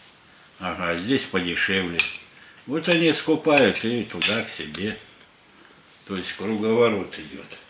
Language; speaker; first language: Russian; native; Russian